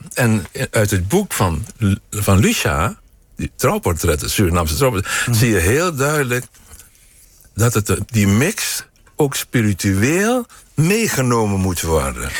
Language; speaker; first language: Dutch; native; Dutch